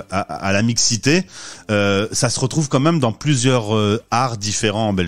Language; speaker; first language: French; native; French